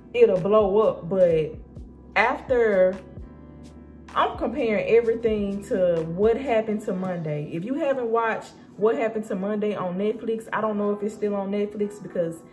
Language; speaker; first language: English; native; English